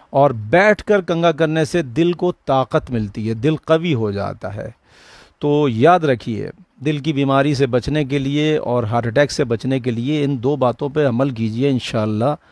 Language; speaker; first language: Hindi; native; Hindi